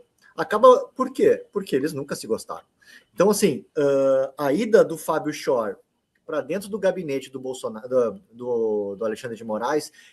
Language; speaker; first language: Portuguese; native; Portuguese